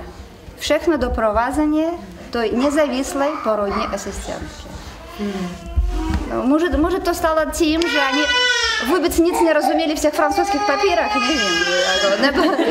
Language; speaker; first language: Czech; non-native, learner; Russian